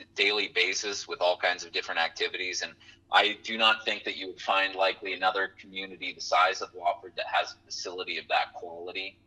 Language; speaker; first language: English; native; English